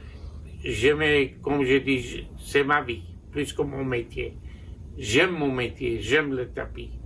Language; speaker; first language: French; non-native, local second language; Armenian